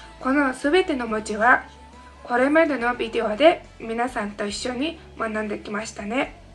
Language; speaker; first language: Japanese; non-native, fluent; Mongolian